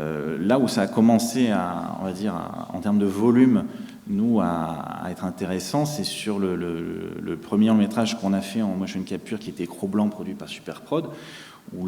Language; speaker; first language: French; native; French